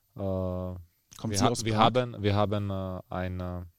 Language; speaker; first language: German; non-native, fluent; Czech